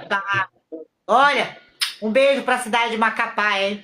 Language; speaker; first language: Portuguese; native; Portuguese